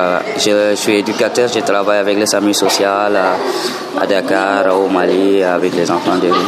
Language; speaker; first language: French; non-native, local second language; Fula